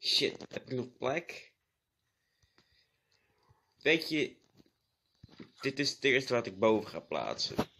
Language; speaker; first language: Dutch; native; Dutch